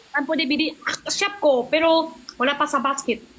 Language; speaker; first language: Filipino; non-native, learner; Chinese